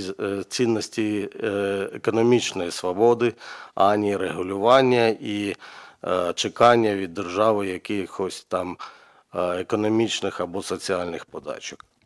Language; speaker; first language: Ukrainian; native; Ukrainian